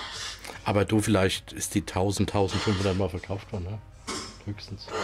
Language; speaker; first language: German; native; German